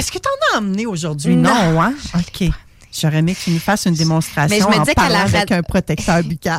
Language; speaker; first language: French; native; French